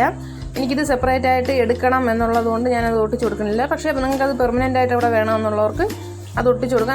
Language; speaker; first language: Malayalam; native; Malayalam